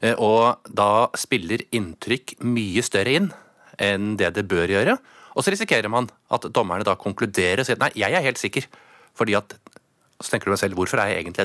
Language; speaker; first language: Norwegian; native; Norwegian